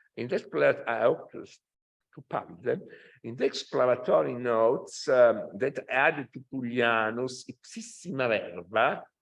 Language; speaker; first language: English; non-native, fluent; Italian